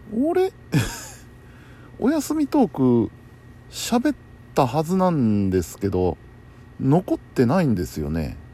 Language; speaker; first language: Japanese; native; Japanese